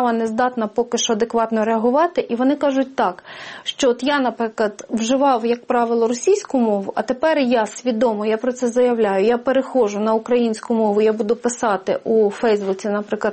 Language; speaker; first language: Ukrainian; native; Ukrainian